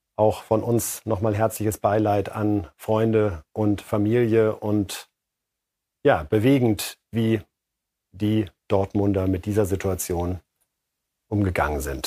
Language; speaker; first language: German; native; German